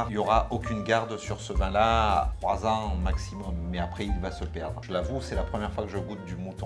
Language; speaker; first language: French; native; French